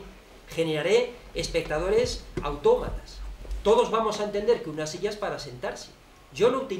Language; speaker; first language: Spanish; native; Spanish